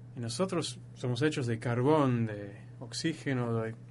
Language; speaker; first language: Spanish; non-native, fluent; English